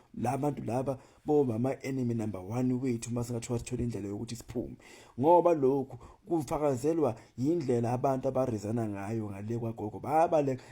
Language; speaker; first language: Zulu; native; Zulu